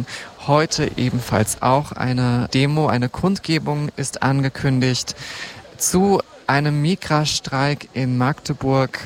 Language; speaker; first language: German; native; German